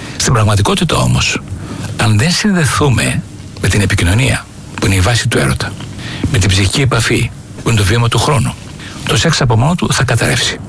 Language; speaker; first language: Greek; native; Greek